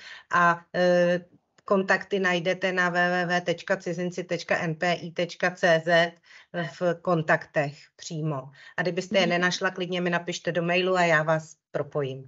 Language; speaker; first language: Czech; native; Czech